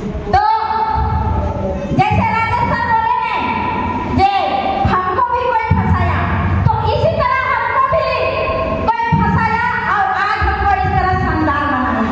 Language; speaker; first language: Hindi; non-native, local second language; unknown